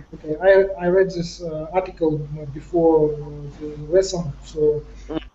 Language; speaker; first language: English; non-native, fluent; Ukrainian